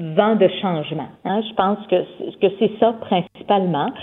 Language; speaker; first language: French; native; French